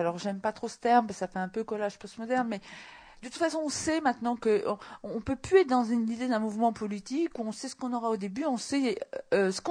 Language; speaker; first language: French; native; French